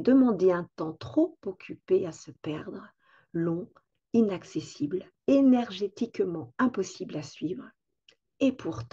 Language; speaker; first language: French; native; French